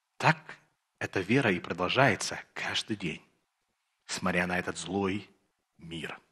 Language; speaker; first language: Russian; early bilingual, heritage; Russian